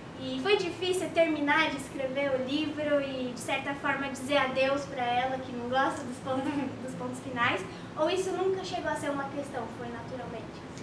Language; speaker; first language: Portuguese; native; Portuguese